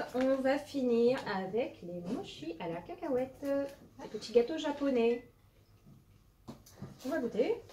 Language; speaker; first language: French; native; French